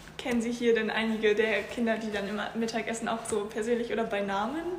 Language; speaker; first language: German; native; German